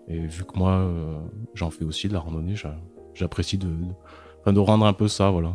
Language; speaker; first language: French; native; French